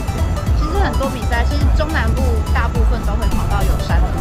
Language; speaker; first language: Chinese; native; Chinese